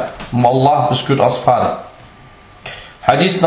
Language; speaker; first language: Danish; early bilingual, other home language; Arabic